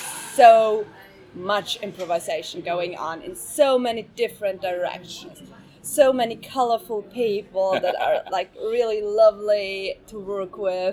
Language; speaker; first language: English; non-native, fluent; German